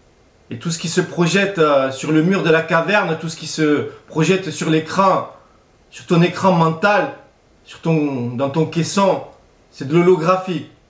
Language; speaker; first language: French; native; French